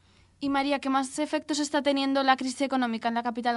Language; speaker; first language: Spanish; native; Spanish